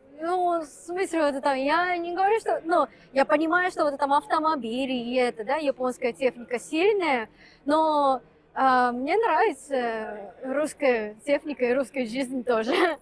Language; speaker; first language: Russian; non-native, fluent; Japanese